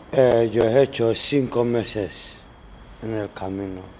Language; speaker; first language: Spanish; non-native, learner; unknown